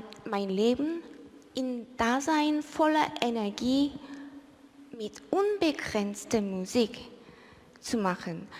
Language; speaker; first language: German; early bilingual, other home language; Korean